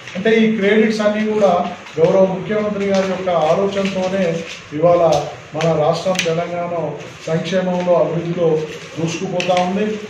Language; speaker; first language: Telugu; native; Telugu